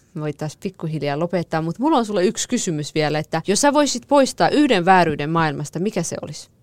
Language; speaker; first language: Finnish; early bilingual, other home language; Kurdish